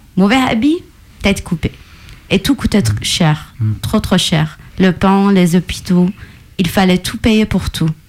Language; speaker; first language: French; non-native, fluent; Turkish